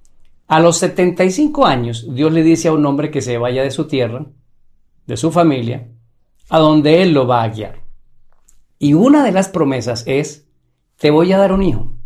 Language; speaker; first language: Spanish; native; Spanish